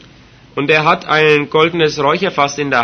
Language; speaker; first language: German; native; German